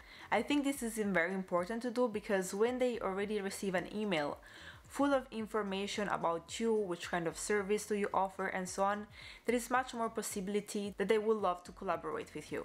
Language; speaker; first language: English; non-native, fluent; Italian